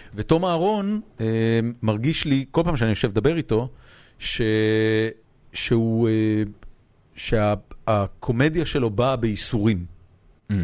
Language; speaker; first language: Hebrew; native; Hebrew